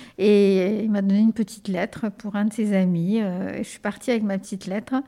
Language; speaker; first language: French; early bilingual, other home language; Spanish